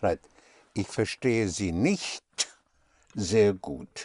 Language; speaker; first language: German; non-native, fluent; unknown